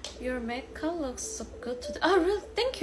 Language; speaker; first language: English; non-native, learner; Korean